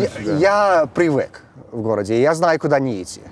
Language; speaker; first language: Russian; early bilingual, heritage; English